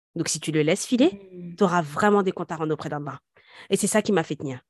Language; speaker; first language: French; native; French